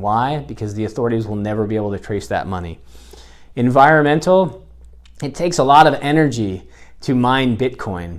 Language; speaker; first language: English; native; English